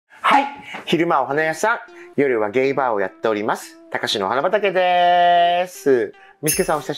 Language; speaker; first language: Japanese; native; Japanese